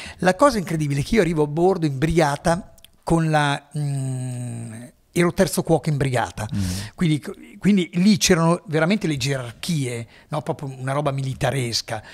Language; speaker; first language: Italian; native; Italian